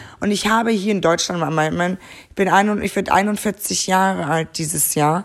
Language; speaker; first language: German; early bilingual, other home language; Persian